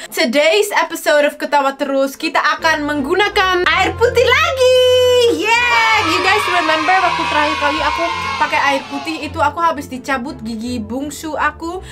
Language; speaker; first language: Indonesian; early bilingual, heritage; Dutch